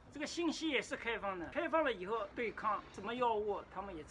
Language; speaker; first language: Chinese; native; Chinese